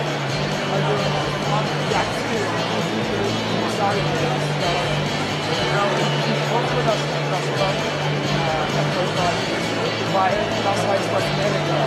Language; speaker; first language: German; non-native, learner; English